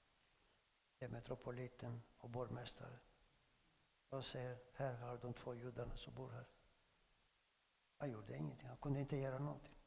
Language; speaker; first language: Swedish; non-native, fluent; Greek